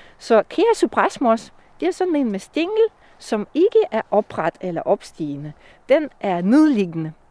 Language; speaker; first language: Danish; non-native, fluent; Russian